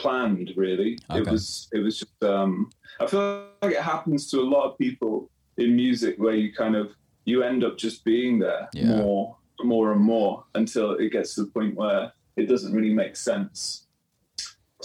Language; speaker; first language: English; native; English